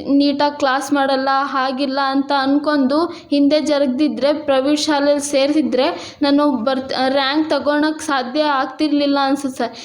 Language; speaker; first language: Kannada; non-native, local second language; Lambadi